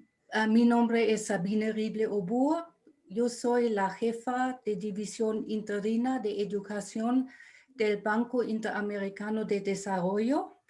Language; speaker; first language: Spanish; non-native, fluent; German